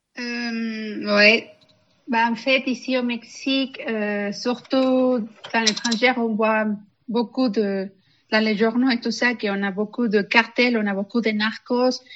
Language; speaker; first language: French; non-native, fluent; Spanish